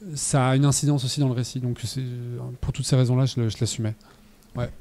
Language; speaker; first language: French; native; French